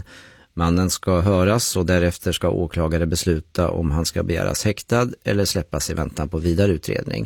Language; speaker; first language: Swedish; native; Swedish